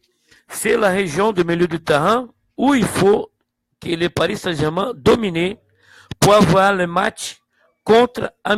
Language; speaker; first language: French; non-native, fluent; Portuguese